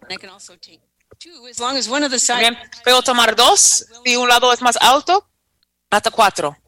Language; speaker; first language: Spanish; non-native, fluent; English